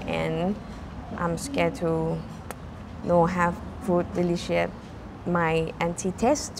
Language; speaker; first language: English; non-native, learner; Thai